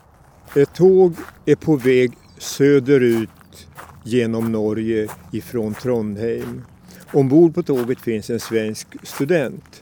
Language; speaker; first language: Swedish; native; Swedish